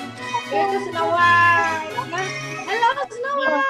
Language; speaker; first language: Indonesian; native; Indonesian